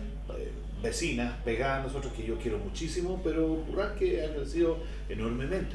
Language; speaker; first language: Spanish; native; Spanish